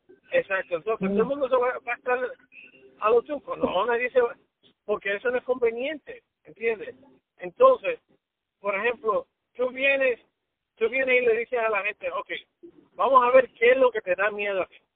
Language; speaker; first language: Spanish; native; Spanish